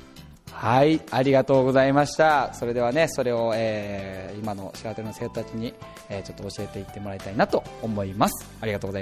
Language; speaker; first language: Japanese; native; Japanese